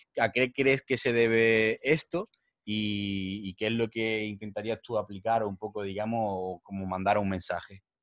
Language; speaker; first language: Spanish; native; Spanish